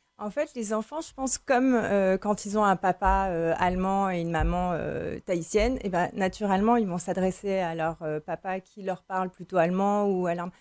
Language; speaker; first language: French; native; French